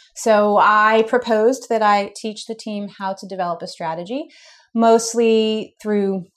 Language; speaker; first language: English; native; English